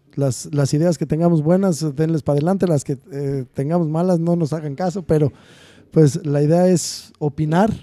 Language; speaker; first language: Spanish; native; Spanish